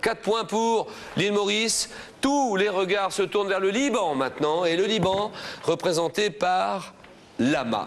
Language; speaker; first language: French; native; French